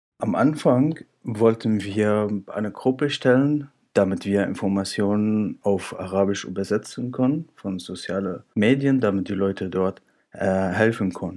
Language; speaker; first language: German; non-native, fluent; Arabic